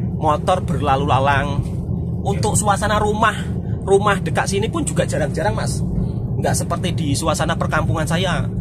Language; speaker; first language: Indonesian; native; Indonesian